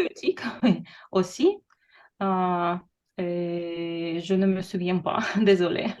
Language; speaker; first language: French; non-native, fluent; Russian